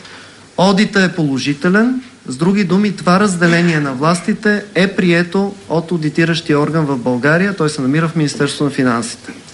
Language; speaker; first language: Bulgarian; native; Bulgarian